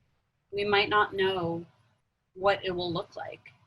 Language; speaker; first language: English; native; English